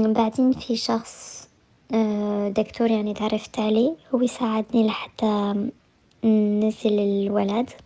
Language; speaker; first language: Arabic; early bilingual, heritage; French